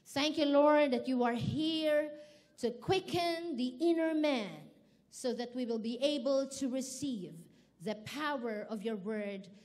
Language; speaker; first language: English; non-native, local second language; Filipino